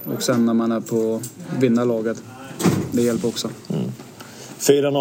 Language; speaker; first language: Swedish; non-native, fluent; Danish